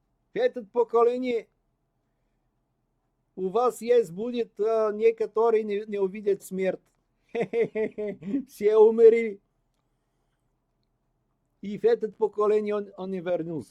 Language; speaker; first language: Russian; non-native, learner; Bulgarian